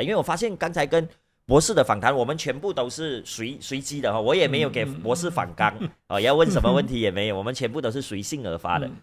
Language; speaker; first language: Chinese; native; Chinese